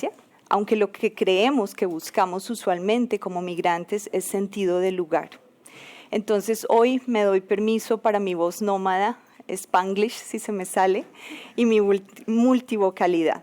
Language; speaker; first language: Spanish; native; Spanish